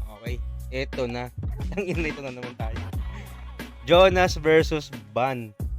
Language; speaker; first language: Filipino; non-native, local second language; Cebuano